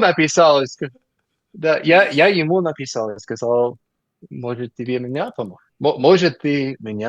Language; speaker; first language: Russian; non-native, learner; English